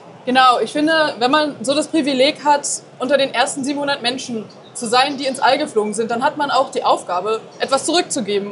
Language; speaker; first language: German; native; German